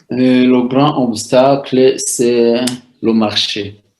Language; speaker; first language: French; non-native, local second language; Rundi